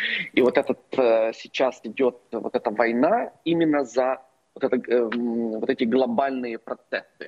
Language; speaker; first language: Russian; non-native, local second language; Ukrainian